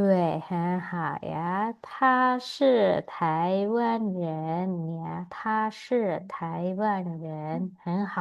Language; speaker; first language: Chinese; non-native, fluent; Indonesian